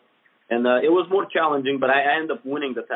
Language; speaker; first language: English; non-native, fluent; Bulgarian